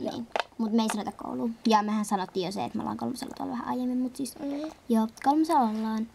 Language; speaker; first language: Finnish; native; Finnish